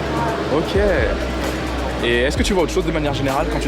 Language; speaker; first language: French; native; French